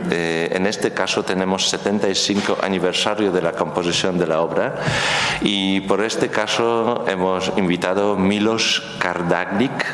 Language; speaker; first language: Spanish; non-native, learner; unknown